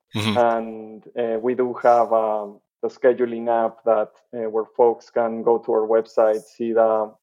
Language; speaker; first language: English; non-native, fluent; Spanish